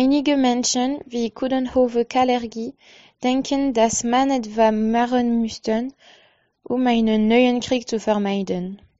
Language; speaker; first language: German; non-native, learner; French